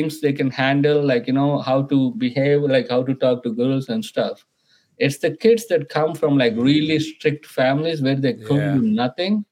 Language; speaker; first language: English; non-native, local second language; Telugu